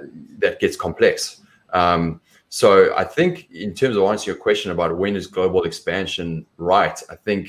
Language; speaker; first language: English; native; English